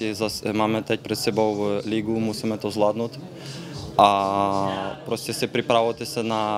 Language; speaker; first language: Czech; non-native, fluent; Ukrainian